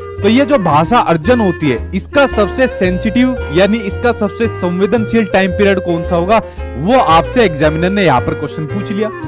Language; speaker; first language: Hindi; native; Hindi